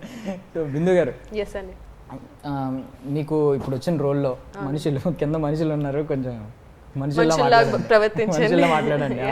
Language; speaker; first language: Telugu; native; Telugu